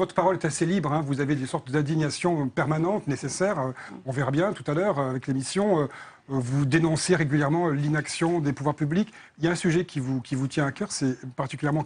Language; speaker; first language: French; native; French